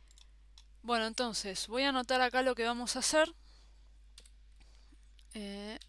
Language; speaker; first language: Spanish; native; Spanish